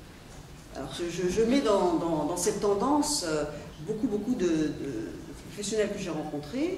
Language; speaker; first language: French; native; French